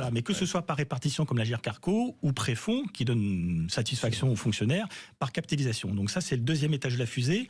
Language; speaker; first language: French; native; French